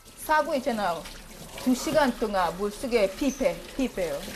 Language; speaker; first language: Korean; non-native, learner; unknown